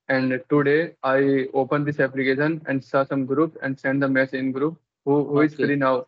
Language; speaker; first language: English; non-native, local second language; Hindi